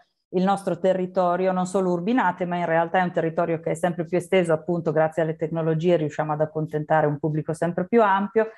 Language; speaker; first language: Italian; native; Italian